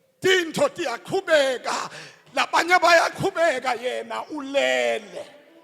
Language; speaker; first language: Zulu; non-native, local second language; Swati